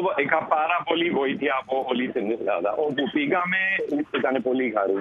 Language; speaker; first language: Greek; non-native, learner; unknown